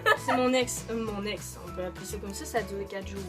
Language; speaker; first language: French; native; French